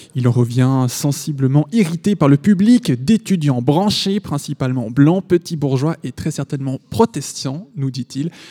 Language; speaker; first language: French; native; French